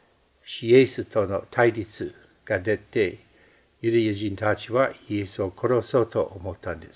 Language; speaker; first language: Japanese; non-native, fluent; English